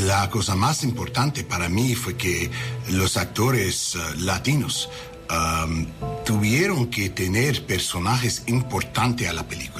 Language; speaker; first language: Spanish; non-native, learner; English